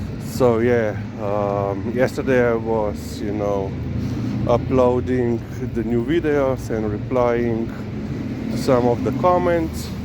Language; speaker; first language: English; non-native, fluent; Slovenian